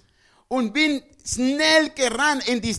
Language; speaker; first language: German; non-native, learner; Spanish